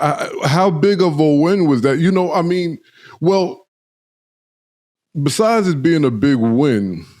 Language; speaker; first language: English; native; English